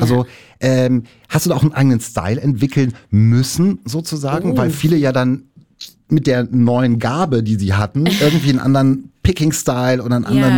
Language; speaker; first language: German; native; German